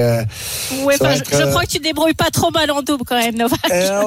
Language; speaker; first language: French; native; French